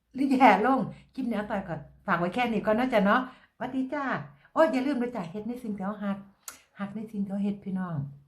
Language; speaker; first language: Thai; native; Thai